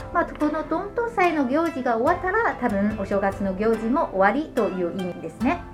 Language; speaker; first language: Japanese; non-native, fluent; Chinese